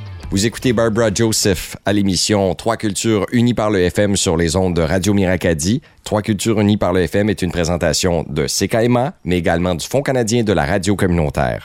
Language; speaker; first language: French; native; French